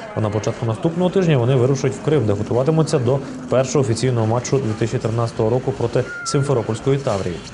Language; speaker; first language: Ukrainian; native; Ukrainian